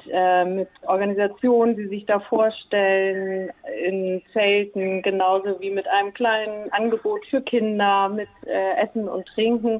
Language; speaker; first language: German; native; German